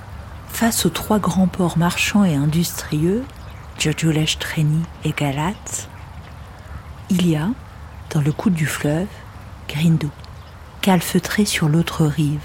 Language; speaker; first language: French; native; French